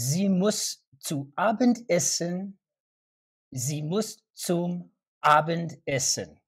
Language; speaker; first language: German; non-native, learner; English